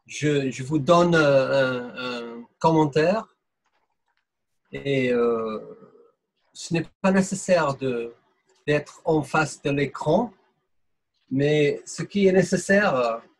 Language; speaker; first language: French; non-native, fluent; English